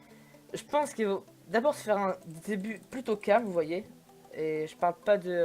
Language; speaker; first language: French; native; French